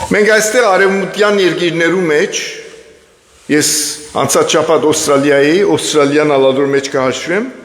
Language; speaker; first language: Armenian; early bilingual, heritage; Armenian